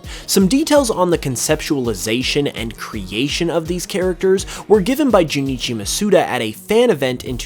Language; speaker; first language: English; native; English